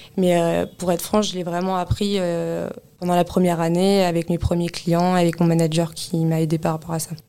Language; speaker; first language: French; native; French